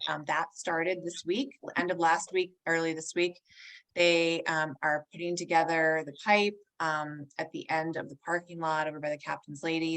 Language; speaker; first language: English; native; English